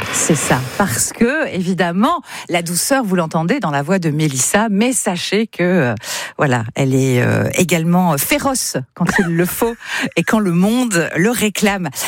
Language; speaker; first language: French; native; French